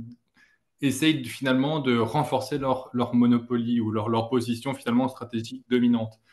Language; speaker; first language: French; native; French